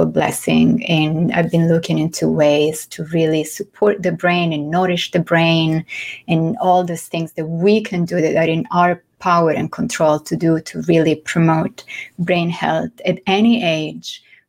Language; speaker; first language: English; non-native, fluent; Italian